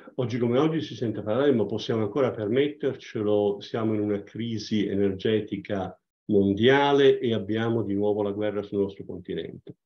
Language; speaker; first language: Italian; native; Italian